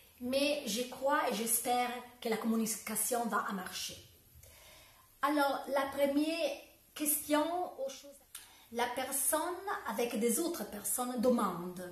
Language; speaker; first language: French; non-native, learner; Italian